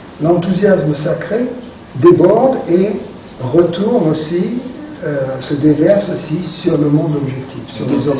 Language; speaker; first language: French; native; French